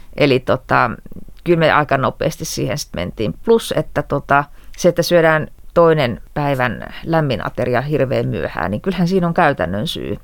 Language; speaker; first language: Finnish; native; Finnish